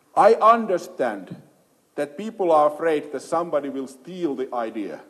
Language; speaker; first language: English; non-native, fluent; Finnish